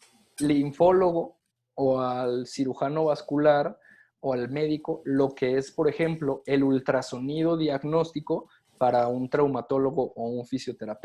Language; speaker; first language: Spanish; native; Spanish